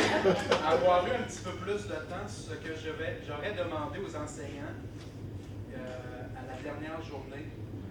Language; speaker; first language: French; native; French